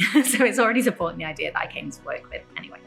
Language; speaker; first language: English; native; English